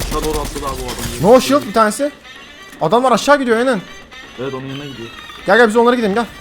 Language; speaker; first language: Turkish; native; Turkish